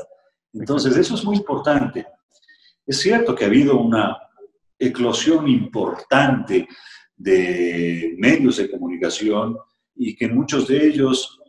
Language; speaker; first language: Spanish; native; Spanish